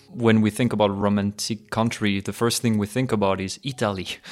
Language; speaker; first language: English; non-native, fluent; French